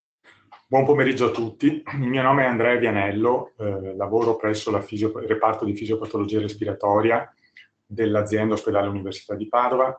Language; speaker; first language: Italian; native; Italian